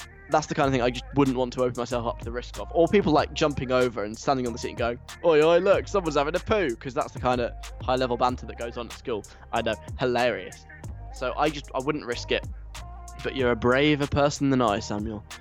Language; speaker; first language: English; native; English